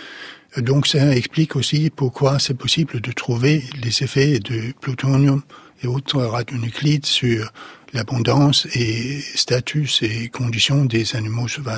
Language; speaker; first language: French; non-native, fluent; Danish